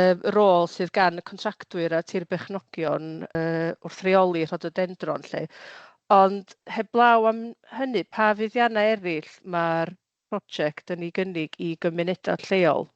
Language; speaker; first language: Welsh; native; Welsh